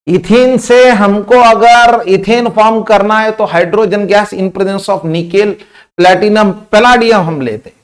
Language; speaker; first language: Hindi; non-native, local second language; Marathi